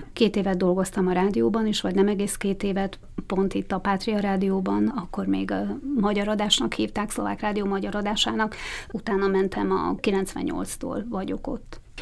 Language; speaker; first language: Hungarian; native; Hungarian